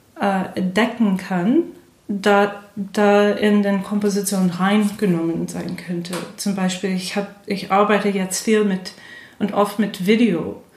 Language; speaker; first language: German; non-native, fluent; English